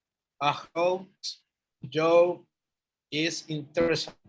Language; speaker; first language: English; non-native, learner; Spanish